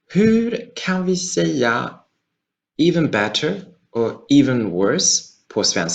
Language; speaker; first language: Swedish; non-native, fluent; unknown